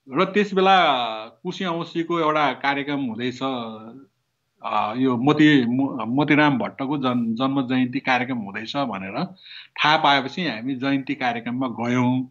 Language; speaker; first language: Nepali; non-native, local second language; Newari